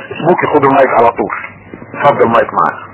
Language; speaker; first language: Arabic; native; Arabic